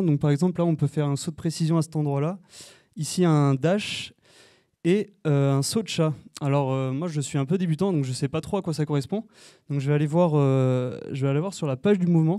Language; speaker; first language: French; native; French